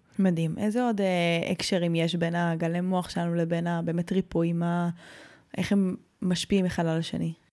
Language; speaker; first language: Hebrew; native; Hebrew